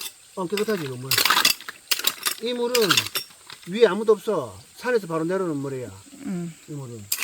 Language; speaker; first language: Korean; native; Korean